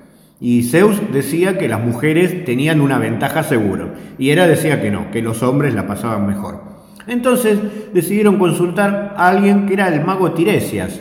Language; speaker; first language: Spanish; native; Spanish